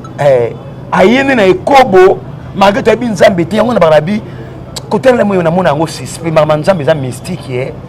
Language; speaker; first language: Lingala; non-native, local second language; Mongo